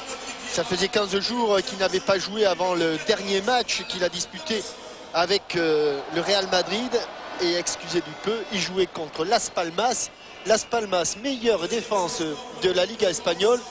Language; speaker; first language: French; native; French